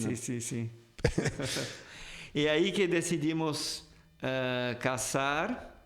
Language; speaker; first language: Spanish; non-native, fluent; Portuguese